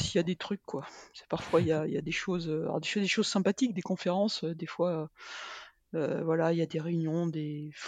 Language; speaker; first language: French; native; French